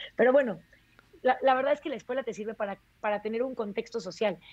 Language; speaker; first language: Spanish; native; Spanish